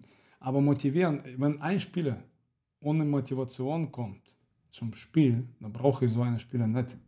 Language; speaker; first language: German; non-native, fluent; Russian